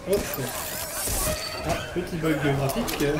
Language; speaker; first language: French; native; French